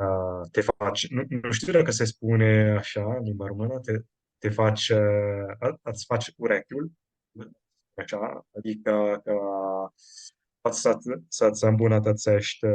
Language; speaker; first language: Romanian; non-native, fluent; Italian